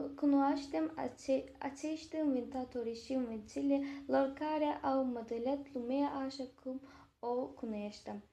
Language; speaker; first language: Romanian; non-native, learner; Azerbaijani